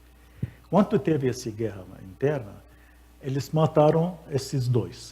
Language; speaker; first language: Portuguese; non-native, fluent; Arabic